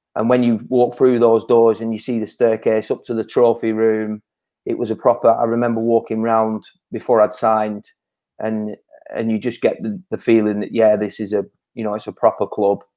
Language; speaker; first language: English; native; English